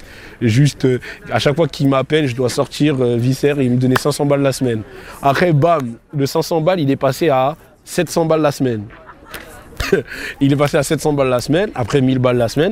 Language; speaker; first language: French; native; French